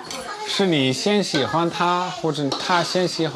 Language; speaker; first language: Chinese; non-native, fluent; Dutch